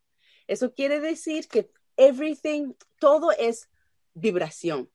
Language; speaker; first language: Spanish; non-native, learner; Japanese